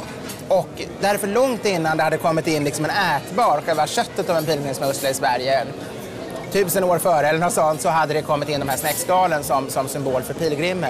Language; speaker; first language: Swedish; native; Swedish